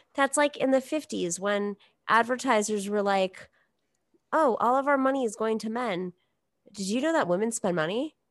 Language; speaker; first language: English; native; English